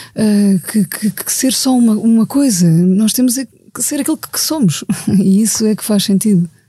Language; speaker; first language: Portuguese; native; Portuguese